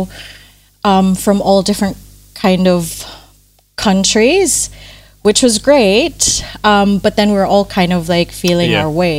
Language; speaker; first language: English; non-native, local second language; Filipino